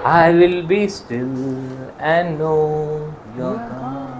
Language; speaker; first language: English; non-native, local second language; Hindi